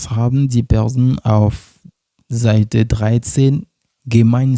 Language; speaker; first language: German; non-native, fluent; French